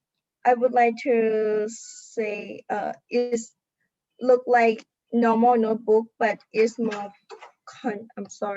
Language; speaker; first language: English; non-native, learner; Thai